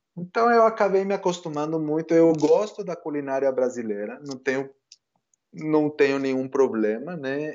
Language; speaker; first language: Portuguese; non-native, fluent; Spanish